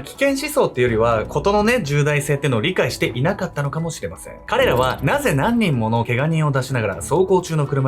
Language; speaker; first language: Japanese; native; Japanese